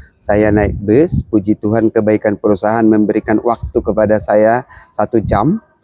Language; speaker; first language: Indonesian; non-native, local second language; Batak Toba